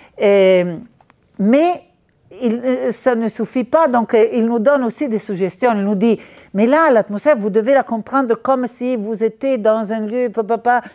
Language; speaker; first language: French; non-native, fluent; Italian